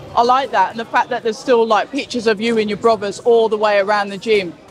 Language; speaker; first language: English; native; English